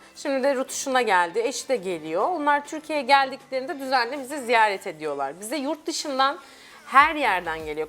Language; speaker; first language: Turkish; native; Turkish